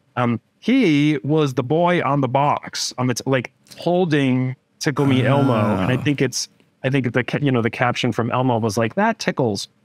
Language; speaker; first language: English; native; English